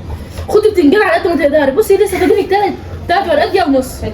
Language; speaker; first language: Arabic; native; Arabic